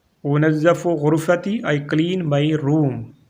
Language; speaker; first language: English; non-native, local second language; Urdu